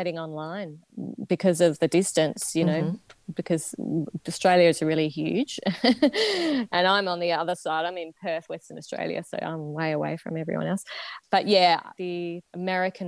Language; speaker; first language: English; native; English